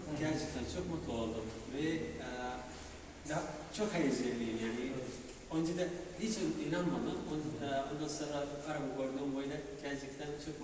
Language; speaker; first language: Turkish; non-native, learner; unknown